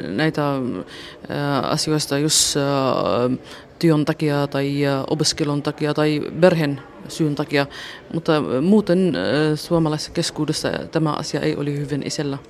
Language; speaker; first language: Finnish; non-native, fluent; Arabic